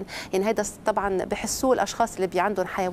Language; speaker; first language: Arabic; native; Arabic